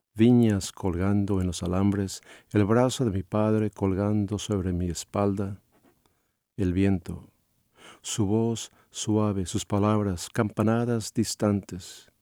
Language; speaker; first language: Spanish; native; Spanish